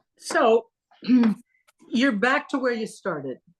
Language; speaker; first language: English; native; English